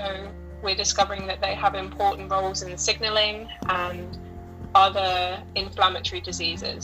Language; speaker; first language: English; native; English